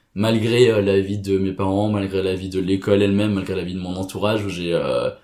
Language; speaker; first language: French; native; French